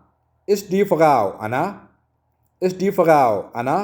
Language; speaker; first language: German; non-native, learner; Urdu